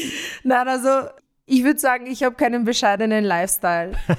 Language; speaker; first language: German; early bilingual, other home language; Romanian